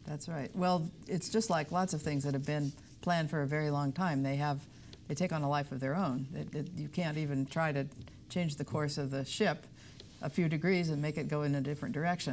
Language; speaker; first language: English; native; English